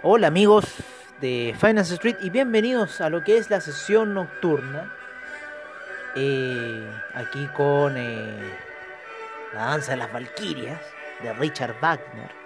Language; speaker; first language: Spanish; native; Spanish